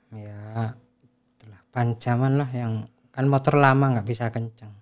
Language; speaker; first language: Indonesian; native; Indonesian